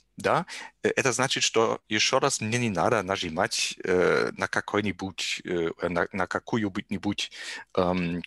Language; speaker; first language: Russian; non-native, learner; German